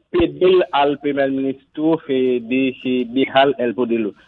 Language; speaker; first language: Spanish; non-native, learner; Haitian Creole